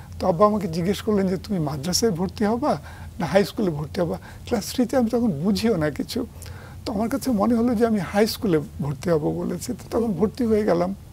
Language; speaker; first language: Bangla; native; Bangla